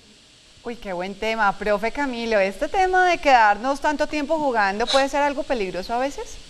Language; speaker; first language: Spanish; native; Spanish